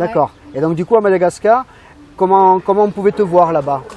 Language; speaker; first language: French; native; French